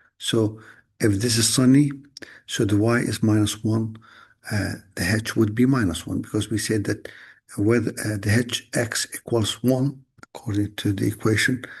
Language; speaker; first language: English; non-native, fluent; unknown